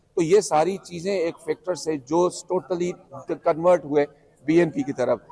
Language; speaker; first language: Urdu; non-native, local second language; Sindhi